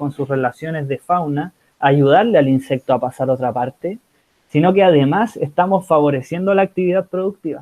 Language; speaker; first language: Spanish; native; Spanish